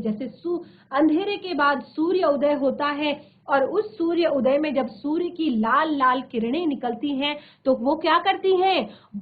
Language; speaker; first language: Hindi; native; Hindi